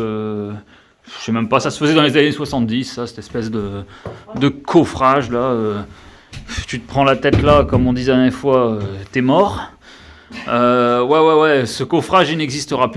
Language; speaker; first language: French; native; French